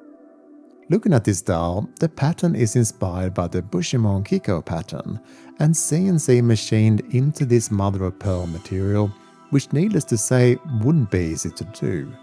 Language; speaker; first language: English; native; English